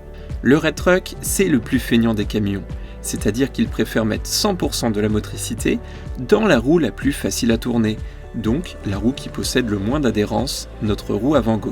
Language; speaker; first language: French; native; French